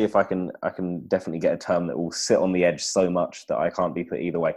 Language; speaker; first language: English; native; English